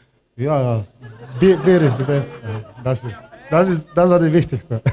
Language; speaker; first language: German; non-native, learner; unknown